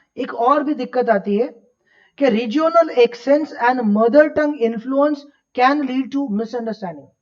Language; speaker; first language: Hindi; non-native, local second language; Gujarati